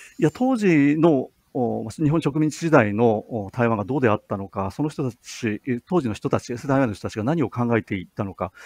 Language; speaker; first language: Japanese; native; Japanese